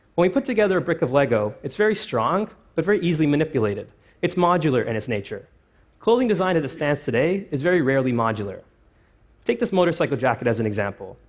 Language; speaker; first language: English; native; English